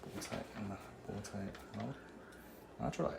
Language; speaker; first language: Chinese; early bilingual, heritage; Chinese